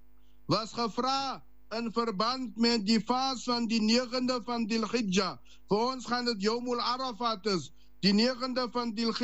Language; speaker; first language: Dutch; non-native, learner; Afrikaans